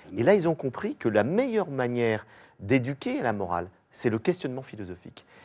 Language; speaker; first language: French; native; French